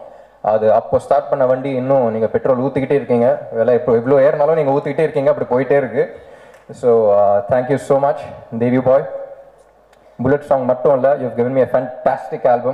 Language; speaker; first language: Tamil; non-native, local second language; Telugu